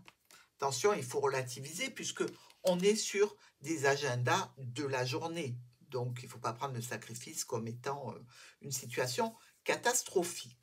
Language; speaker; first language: French; native; French